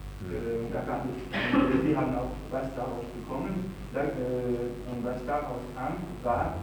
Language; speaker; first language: German; non-native, fluent; Italian